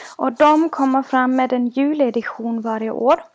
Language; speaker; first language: Swedish; non-native, fluent; German